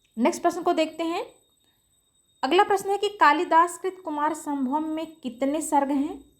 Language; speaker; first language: Hindi; native; Hindi